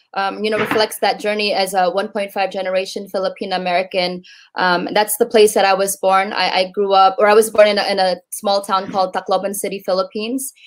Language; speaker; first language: English; native; English